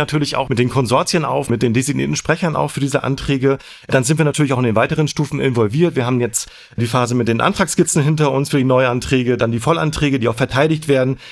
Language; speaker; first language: German; native; German